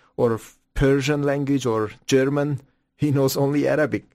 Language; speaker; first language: English; non-native, fluent; Persian